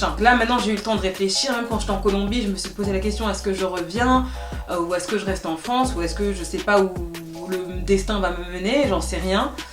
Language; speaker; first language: French; native; French